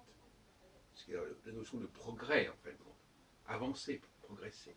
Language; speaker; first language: French; native; French